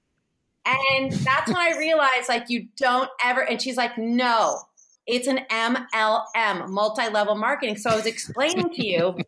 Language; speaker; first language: English; native; English